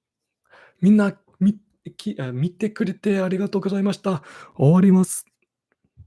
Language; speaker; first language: Japanese; non-native, learner; English